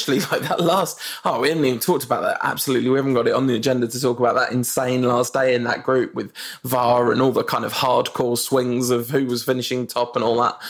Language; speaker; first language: English; native; English